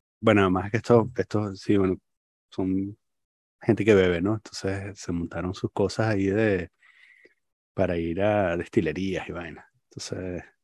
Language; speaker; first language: Spanish; native; Spanish